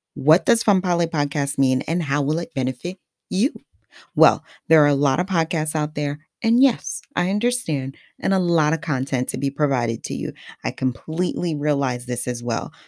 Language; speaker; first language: English; non-native, fluent; Haitian Creole